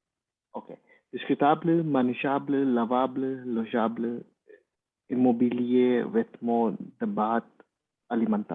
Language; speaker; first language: French; non-native, learner; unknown